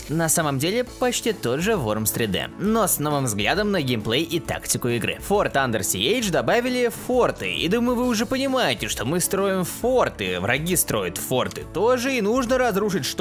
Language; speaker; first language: Russian; native; Russian